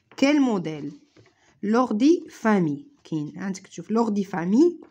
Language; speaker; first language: French; non-native, local second language; Arabic